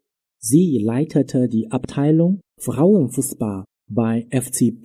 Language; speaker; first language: German; non-native, fluent; Chinese